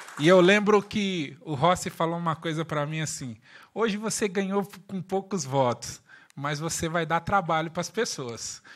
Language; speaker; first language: Portuguese; native; Portuguese